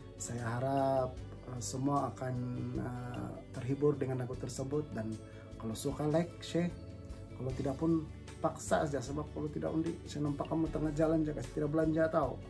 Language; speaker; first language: Malay; non-native, local second language; Central Dusun